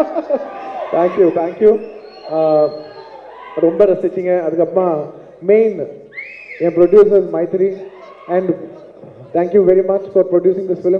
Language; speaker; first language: Tamil; non-native, local second language; Telugu